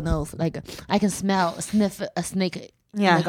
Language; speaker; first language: English; non-native, fluent; Chinese